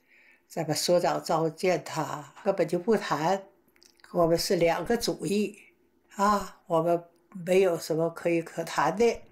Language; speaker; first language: Chinese; native; Chinese